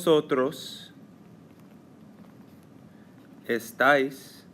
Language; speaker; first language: Spanish; non-native, fluent; English